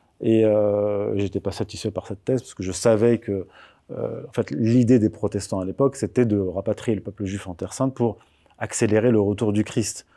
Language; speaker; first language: French; early bilingual, other home language; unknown